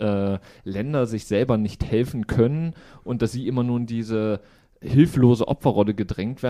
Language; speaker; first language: German; native; German